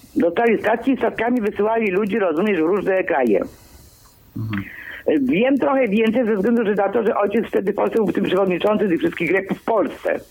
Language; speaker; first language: Polish; early bilingual, other home language; Greek